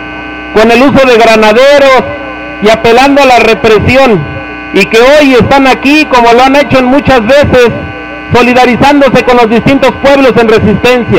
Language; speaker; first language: Spanish; native; Spanish